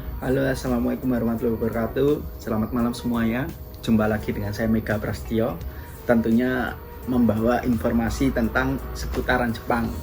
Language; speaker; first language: Indonesian; non-native, local second language; Javanese